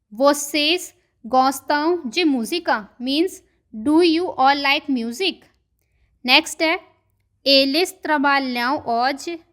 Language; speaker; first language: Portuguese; non-native, fluent; Hindi